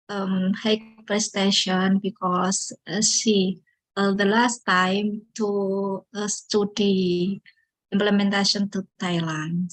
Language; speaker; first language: English; non-native, local second language; Indonesian